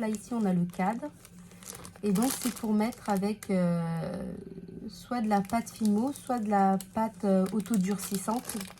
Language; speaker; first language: French; native; French